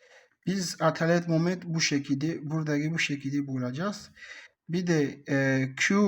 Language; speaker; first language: Turkish; non-native, learner; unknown